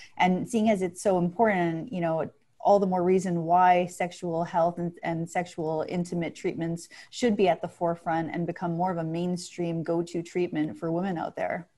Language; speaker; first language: English; native; English